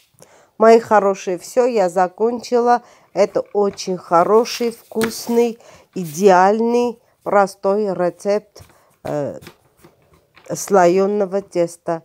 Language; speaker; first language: Russian; non-native, fluent; Armenian